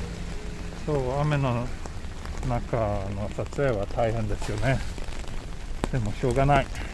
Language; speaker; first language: Japanese; non-native, fluent; Swedish